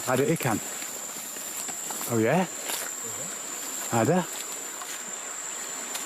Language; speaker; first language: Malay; non-native, learner; English